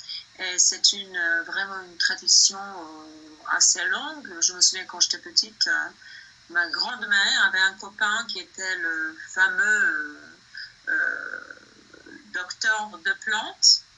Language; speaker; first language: French; non-native, fluent; Bosnian